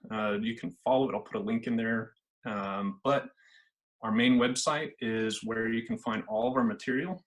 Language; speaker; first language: English; native; English